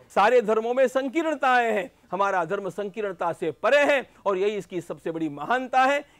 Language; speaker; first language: Hindi; non-native, local second language; Marathi